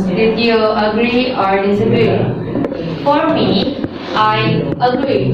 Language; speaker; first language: English; non-native, learner; Indonesian